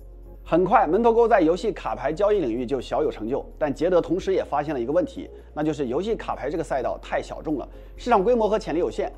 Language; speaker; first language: Chinese; native; Chinese